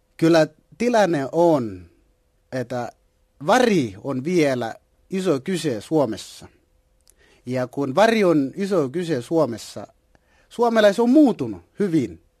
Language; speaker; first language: Finnish; non-native, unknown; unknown